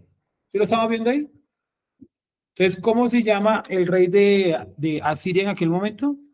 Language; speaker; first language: Spanish; native; Spanish